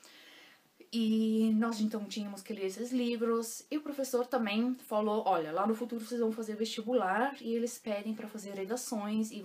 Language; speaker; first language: Portuguese; non-native, local second language; German